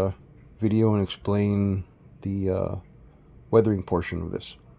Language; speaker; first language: English; native; English